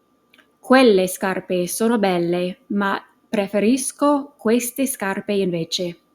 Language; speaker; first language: Italian; non-native, fluent; English